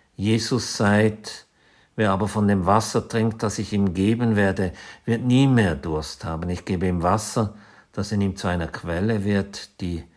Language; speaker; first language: German; native; German